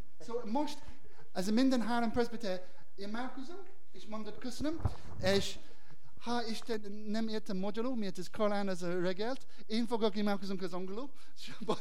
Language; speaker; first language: Hungarian; non-native, learner; English